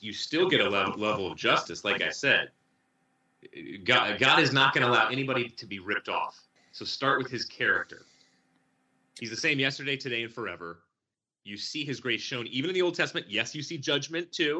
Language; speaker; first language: English; native; English